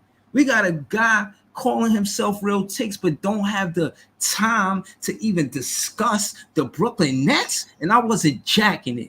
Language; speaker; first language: English; native; English